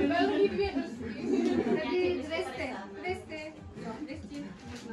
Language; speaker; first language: Czech; non-native, learner; Kara-Kalpak